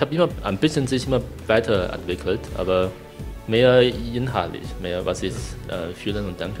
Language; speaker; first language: German; non-native, learner; Chinese